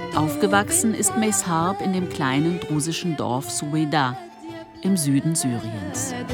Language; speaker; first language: German; native; German